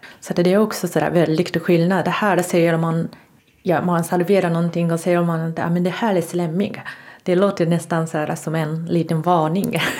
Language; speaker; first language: Swedish; non-native, fluent; Japanese